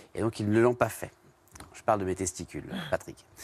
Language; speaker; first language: French; native; French